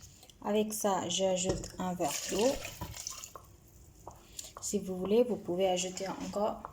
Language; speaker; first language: French; non-native, learner; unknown